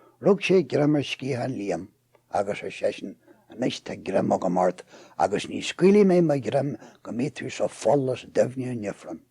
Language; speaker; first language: Irish; native; Irish